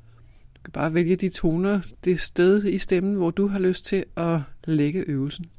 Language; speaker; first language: Danish; native; Danish